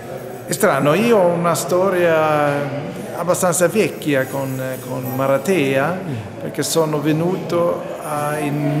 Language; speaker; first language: Italian; non-native, fluent; Swedish